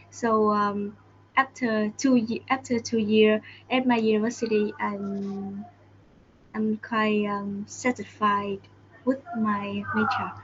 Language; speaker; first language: English; non-native, learner; Vietnamese